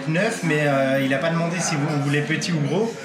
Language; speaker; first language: French; native; French